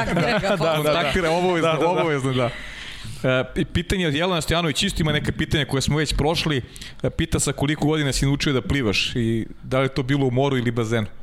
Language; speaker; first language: Serbian; native; Serbian